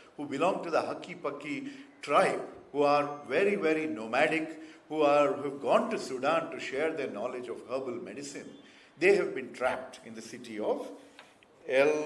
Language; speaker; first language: English; non-native, local second language; Kannada